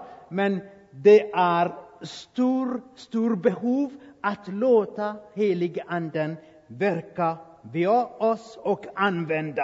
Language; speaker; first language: Swedish; non-native, fluent; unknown